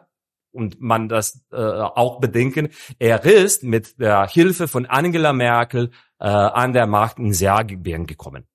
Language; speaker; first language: German; non-native, fluent; Serbian